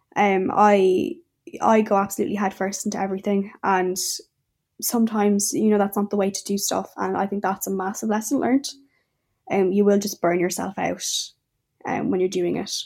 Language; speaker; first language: English; native; English